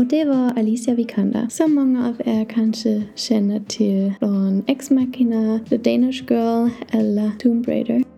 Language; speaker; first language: Swedish; non-native, learner; English